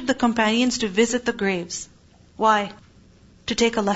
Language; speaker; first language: English; non-native, local second language; Urdu